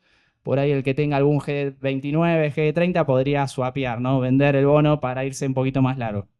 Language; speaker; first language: Spanish; native; Spanish